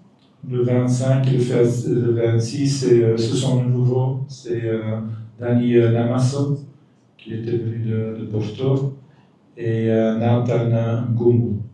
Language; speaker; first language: French; non-native, fluent; Dutch